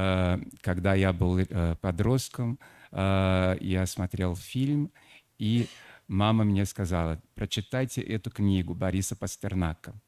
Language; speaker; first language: Russian; non-native, fluent; Portuguese